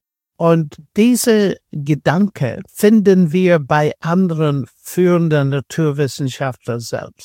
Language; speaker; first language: German; non-native, fluent; English